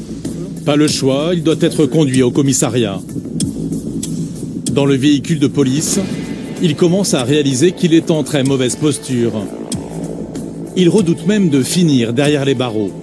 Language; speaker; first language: French; native; French